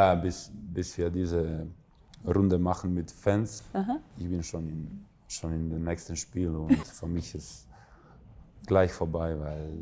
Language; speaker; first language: German; non-native, fluent; Croatian